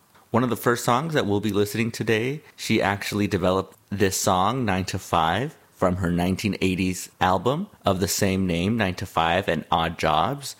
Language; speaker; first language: English; early bilingual, other home language; Spanish